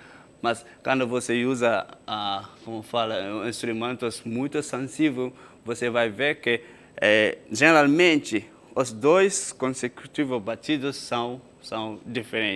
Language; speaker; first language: Portuguese; non-native, fluent; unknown